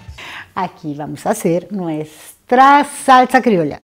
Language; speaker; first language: Spanish; non-native, fluent; Portuguese